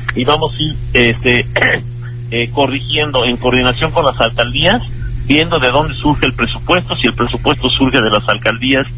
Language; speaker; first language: Spanish; native; Spanish